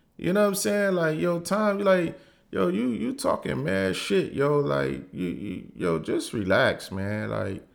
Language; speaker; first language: English; native; English